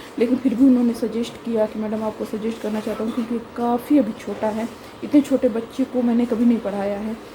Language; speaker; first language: Hindi; native; Hindi